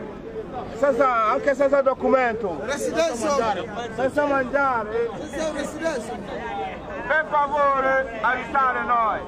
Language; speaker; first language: Italian; non-native, learner; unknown